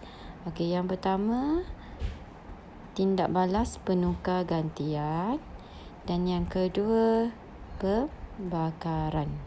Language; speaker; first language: Malay; native; Malay